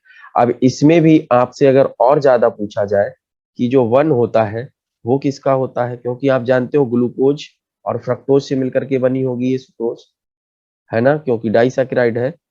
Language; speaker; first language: Hindi; native; Hindi